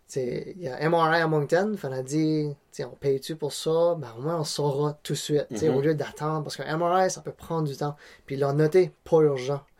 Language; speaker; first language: French; non-native, local second language; Cantonese